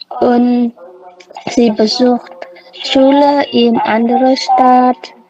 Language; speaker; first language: German; non-native, learner; Indonesian